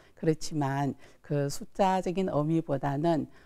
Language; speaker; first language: Korean; native; Korean